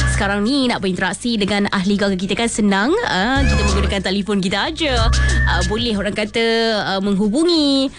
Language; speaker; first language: Malay; native; Malay